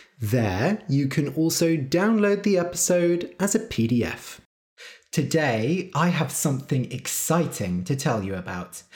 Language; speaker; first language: English; native; English